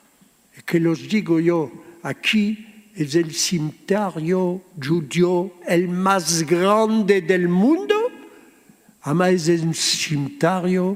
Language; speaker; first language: Spanish; early bilingual, heritage; Spanish